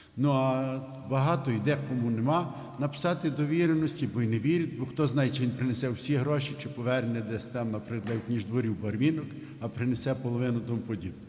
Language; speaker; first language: Ukrainian; native; Ukrainian